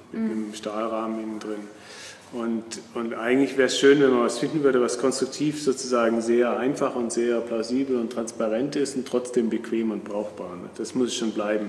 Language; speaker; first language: German; native; German